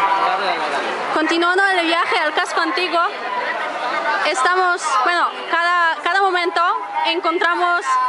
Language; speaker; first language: Spanish; non-native, fluent; Polish